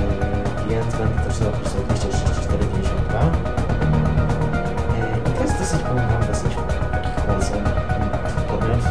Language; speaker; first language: Polish; native; Polish